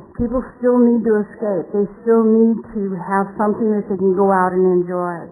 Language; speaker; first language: English; native; English